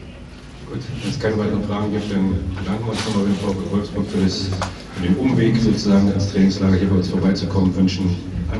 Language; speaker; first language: German; native; German